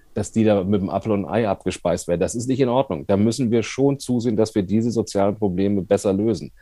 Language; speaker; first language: German; native; German